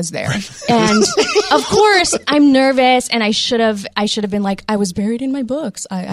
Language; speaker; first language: English; early bilingual, other home language; Spanish